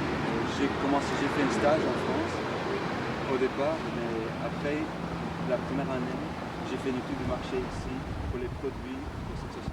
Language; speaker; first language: French; native; French